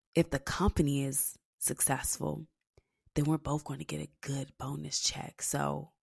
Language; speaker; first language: English; native; English